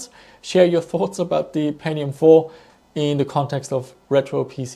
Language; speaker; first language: English; non-native, fluent; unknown